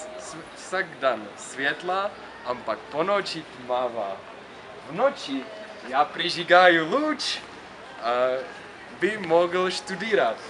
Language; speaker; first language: Slovenian; non-native, learner; Czech